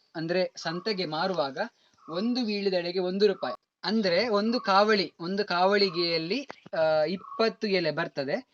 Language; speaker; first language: Kannada; non-native, local second language; Konkani